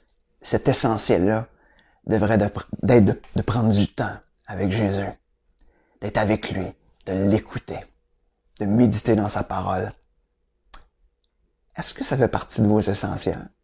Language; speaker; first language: French; native; French